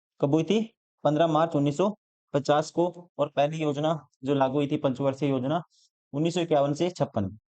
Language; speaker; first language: Hindi; native; Hindi